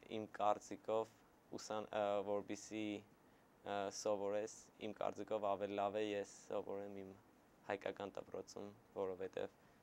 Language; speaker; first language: Armenian; native; Armenian